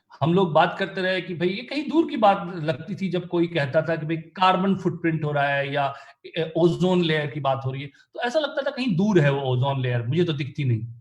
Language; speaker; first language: Hindi; native; Hindi